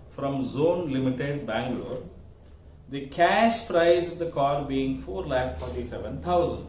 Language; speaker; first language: English; non-native, local second language; Kannada